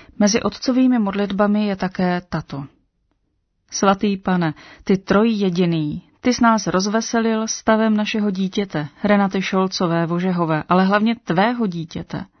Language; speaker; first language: Czech; native; Czech